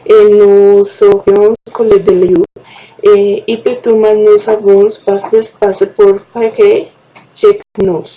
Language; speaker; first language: French; non-native, learner; Spanish